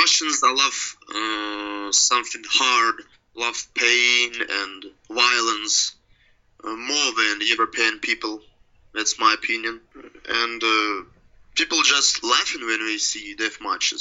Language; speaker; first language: English; non-native, learner; Russian